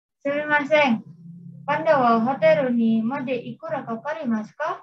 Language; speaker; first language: Japanese; non-native, learner; Indonesian